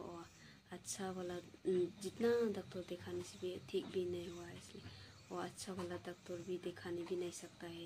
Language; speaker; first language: Hindi; non-native, local second language; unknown